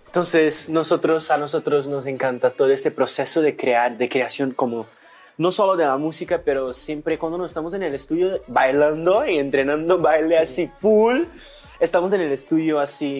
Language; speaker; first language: Spanish; non-native, learner; Portuguese